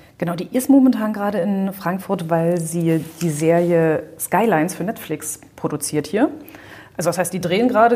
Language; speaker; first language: German; native; German